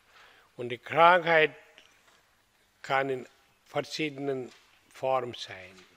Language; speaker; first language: German; non-native, learner; Hindi